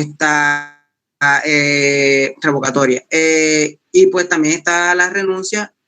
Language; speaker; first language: Spanish; native; Spanish